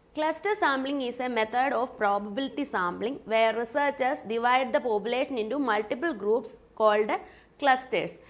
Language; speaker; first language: English; non-native, local second language; Malayalam